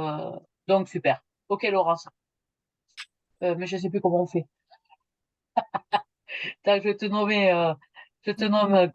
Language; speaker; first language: French; native; French